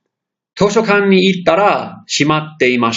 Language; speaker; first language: Japanese; non-native, fluent; English